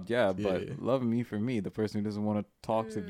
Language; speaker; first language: English; native; English